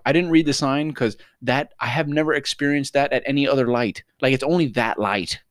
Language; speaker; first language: English; native; English